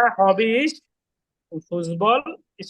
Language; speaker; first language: German; non-native, learner; Bangla